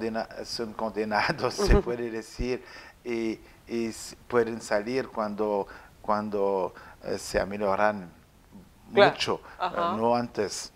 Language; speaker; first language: Spanish; non-native, learner; French